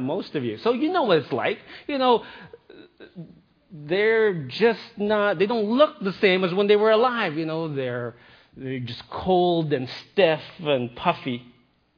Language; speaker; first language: English; non-native, local second language; Filipino